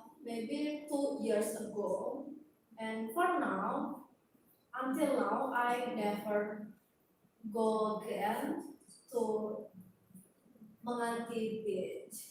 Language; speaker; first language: English; non-native, learner; Indonesian